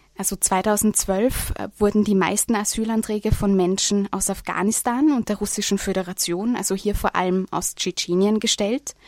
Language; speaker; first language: German; native; German